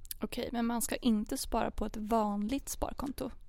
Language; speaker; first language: Swedish; native; Swedish